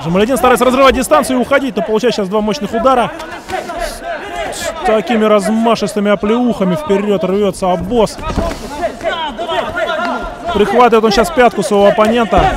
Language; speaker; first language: Russian; native; Russian